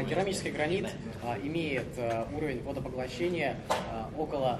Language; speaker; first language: Russian; native; Russian